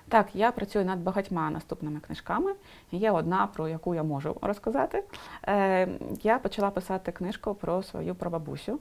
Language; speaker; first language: Ukrainian; non-native, local second language; Russian